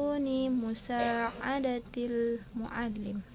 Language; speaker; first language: Arabic; non-native, learner; Indonesian